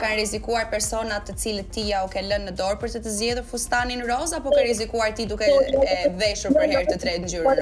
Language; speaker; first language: Albanian; native; Albanian